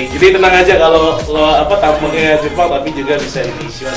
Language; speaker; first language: Indonesian; native; Indonesian